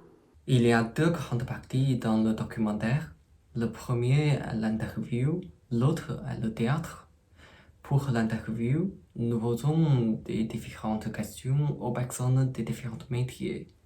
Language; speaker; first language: French; non-native, fluent; Chinese